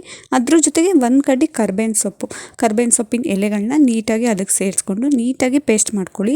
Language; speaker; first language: Kannada; native; Kannada